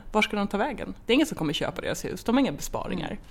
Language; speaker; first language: Swedish; native; Swedish